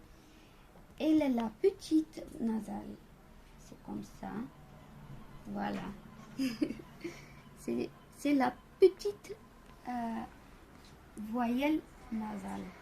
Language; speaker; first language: French; non-native, fluent; Bulgarian